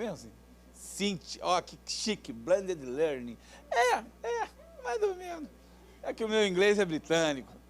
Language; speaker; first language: Portuguese; native; Portuguese